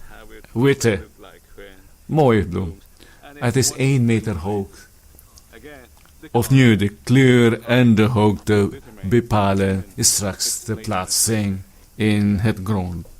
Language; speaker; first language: Dutch; non-native, fluent; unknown